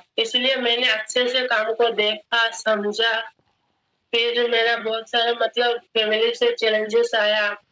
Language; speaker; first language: Hindi; non-native, local second language; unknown